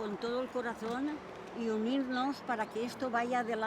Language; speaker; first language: Spanish; native; Spanish